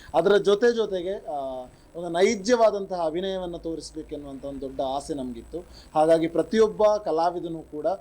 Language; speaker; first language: Kannada; non-native, local second language; Tulu